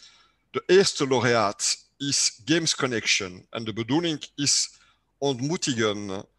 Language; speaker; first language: Dutch; non-native, learner; French